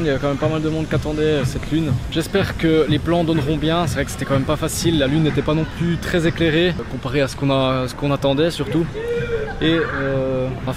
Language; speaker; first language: French; native; French